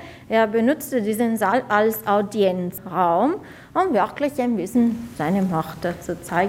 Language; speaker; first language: German; non-native, fluent; Italian